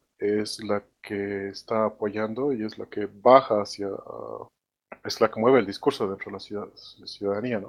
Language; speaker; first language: Spanish; native; Spanish